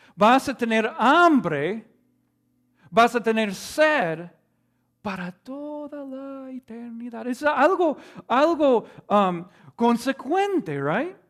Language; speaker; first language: Spanish; non-native, fluent; English